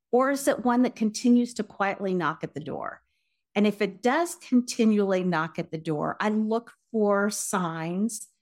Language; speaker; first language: English; native; English